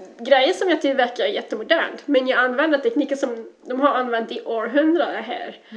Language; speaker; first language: Swedish; non-native, fluent; Dutch